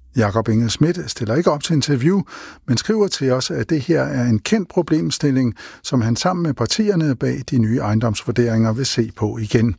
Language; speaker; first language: Danish; native; Danish